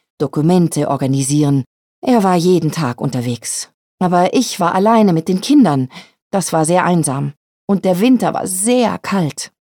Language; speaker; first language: German; non-native, fluent; Spanish